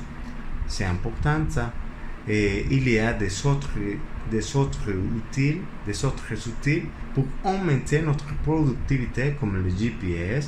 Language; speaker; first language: French; non-native, learner; Spanish